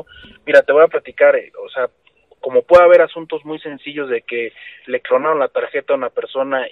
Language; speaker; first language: Spanish; native; Spanish